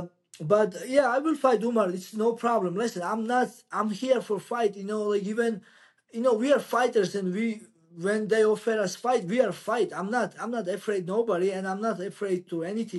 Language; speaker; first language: English; non-native, learner; Georgian